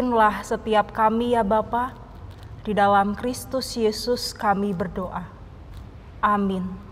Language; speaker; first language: Indonesian; native; Indonesian